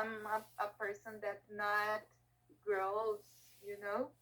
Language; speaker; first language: English; non-native, learner; Portuguese